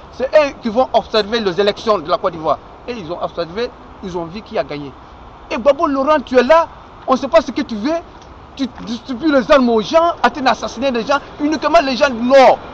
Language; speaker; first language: French; non-native, local second language; Dyula